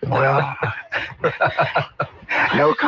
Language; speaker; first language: English; native; English